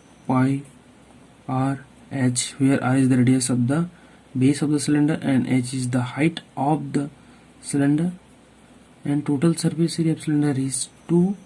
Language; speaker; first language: English; non-native, local second language; Hindi